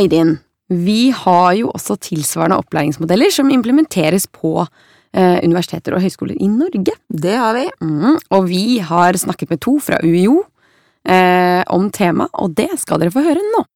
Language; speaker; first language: Norwegian; native; Norwegian